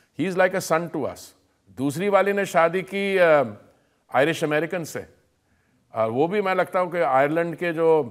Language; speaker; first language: Hindi; native; Hindi